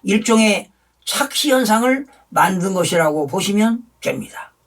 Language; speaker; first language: Korean; native; Korean